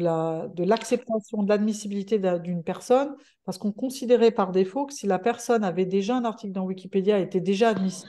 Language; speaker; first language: French; native; French